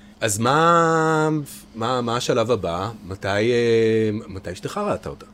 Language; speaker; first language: Hebrew; native; Hebrew